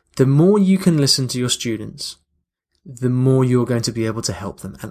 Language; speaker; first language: English; native; English